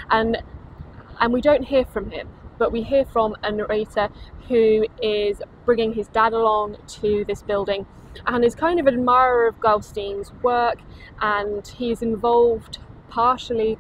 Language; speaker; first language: English; native; English